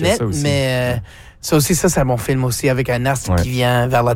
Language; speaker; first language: French; native; French